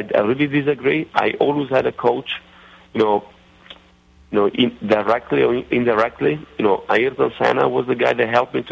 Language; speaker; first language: English; non-native, fluent; Italian